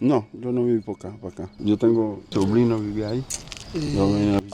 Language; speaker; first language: Spanish; non-native, learner; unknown